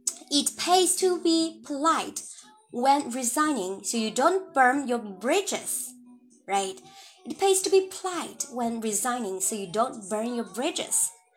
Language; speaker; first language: English; non-native, fluent; Chinese